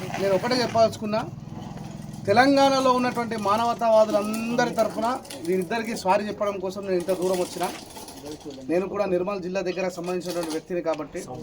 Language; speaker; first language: Telugu; native; Telugu